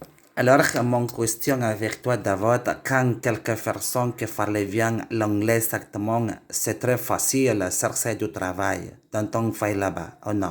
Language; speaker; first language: French; non-native, learner; Indonesian